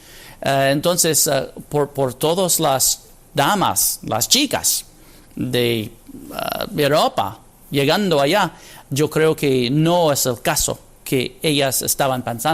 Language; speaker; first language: Spanish; non-native, fluent; English